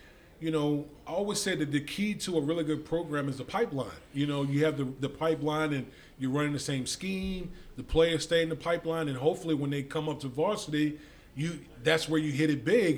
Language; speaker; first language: English; native; English